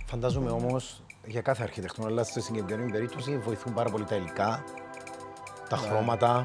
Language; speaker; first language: Greek; native; Greek